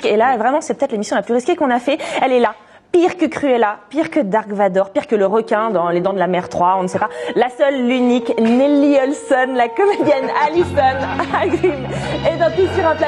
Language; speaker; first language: French; native; French